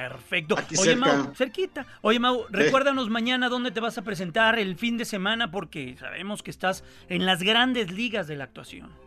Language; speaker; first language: Spanish; native; Spanish